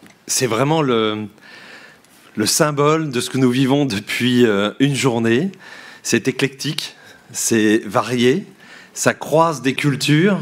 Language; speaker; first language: French; native; French